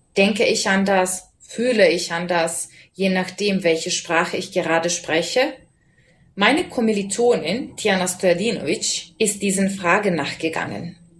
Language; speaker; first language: German; non-native, fluent; Serbian